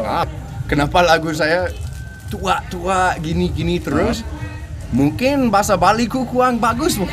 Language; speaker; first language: Indonesian; non-native, fluent; English